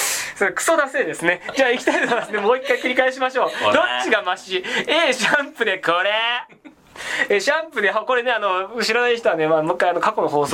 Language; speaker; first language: Japanese; native; Japanese